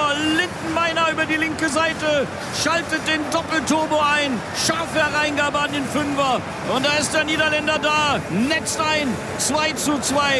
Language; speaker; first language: German; native; German